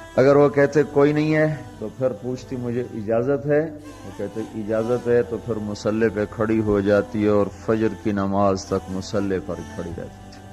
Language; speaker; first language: Urdu; non-native, local second language; Punjabi